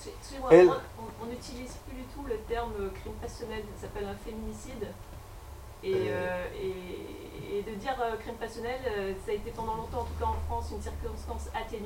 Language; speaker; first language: French; native; French